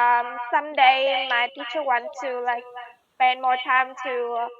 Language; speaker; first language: English; non-native, learner; Vietnamese